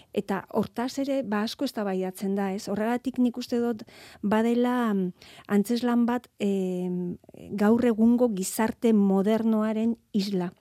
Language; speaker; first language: Basque; native; Basque